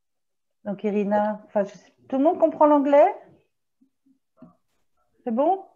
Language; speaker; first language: French; native; French